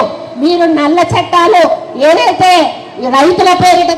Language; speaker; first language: Telugu; native; Telugu